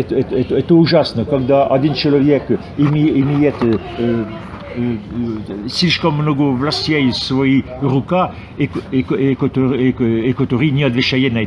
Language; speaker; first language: Russian; non-native, fluent; French